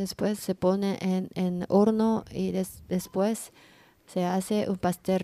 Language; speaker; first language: Spanish; non-native, learner; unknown